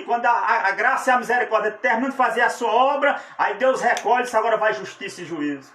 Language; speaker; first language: Portuguese; native; Portuguese